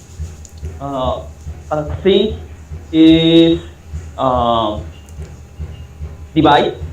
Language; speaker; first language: English; non-native, learner; Spanish